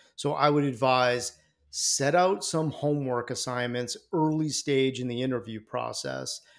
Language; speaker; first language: English; native; English